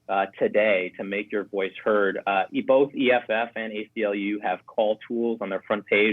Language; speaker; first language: English; native; English